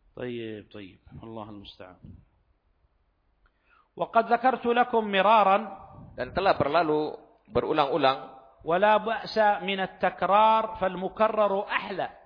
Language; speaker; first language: Arabic; native; Arabic